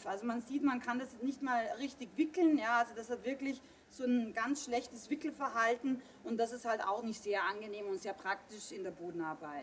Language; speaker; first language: German; native; German